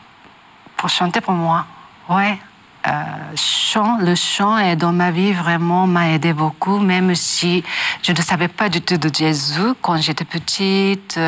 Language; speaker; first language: French; non-native, learner; Japanese